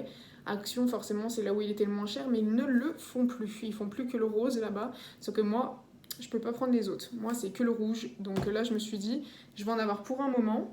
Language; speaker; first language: French; native; French